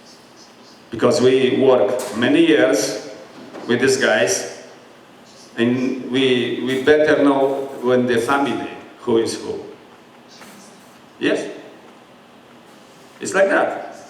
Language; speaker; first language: English; non-native, learner; Polish